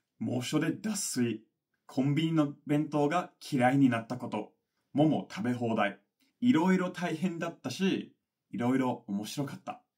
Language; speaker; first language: Japanese; non-native, fluent; English